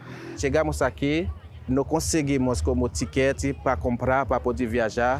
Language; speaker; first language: Portuguese; non-native, learner; Haitian Creole